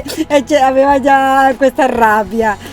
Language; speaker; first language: Italian; non-native, fluent; Spanish